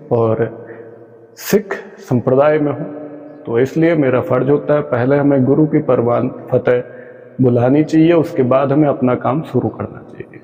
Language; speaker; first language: Hindi; non-native, local second language; Punjabi